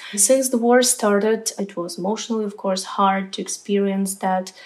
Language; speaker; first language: English; non-native, fluent; Ukrainian